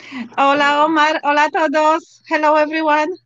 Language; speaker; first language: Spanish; non-native, fluent; Polish